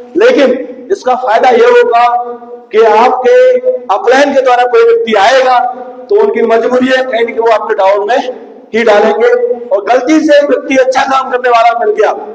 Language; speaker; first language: Hindi; native; Hindi